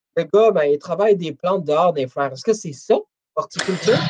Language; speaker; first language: French; native; French